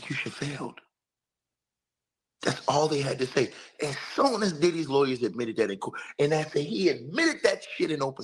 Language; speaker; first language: English; native; English